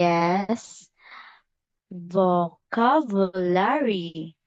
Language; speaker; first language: English; non-native, learner; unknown